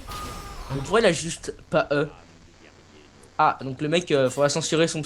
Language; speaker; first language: French; native; French